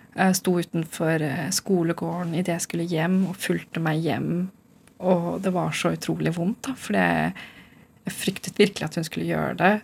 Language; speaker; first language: Norwegian; non-native, local second language; Urdu